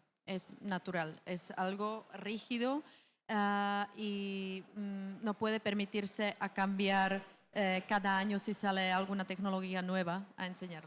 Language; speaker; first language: Spanish; non-native, fluent; Czech